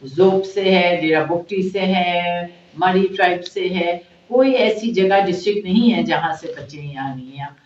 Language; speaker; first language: Urdu; non-native, local second language; Baluchi